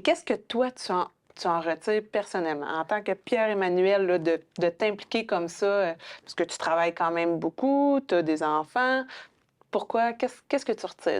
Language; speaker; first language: French; native; French